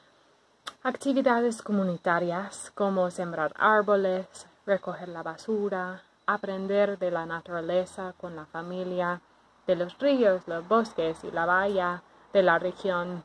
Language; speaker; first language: Spanish; non-native, fluent; English